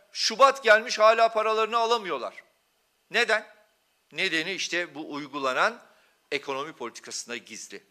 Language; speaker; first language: Turkish; non-native, local second language; Kurdish